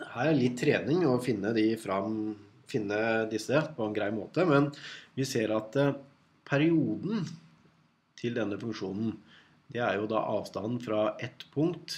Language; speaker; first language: Norwegian; native; Norwegian